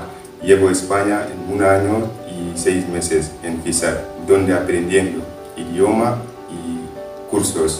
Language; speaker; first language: Spanish; non-native, learner; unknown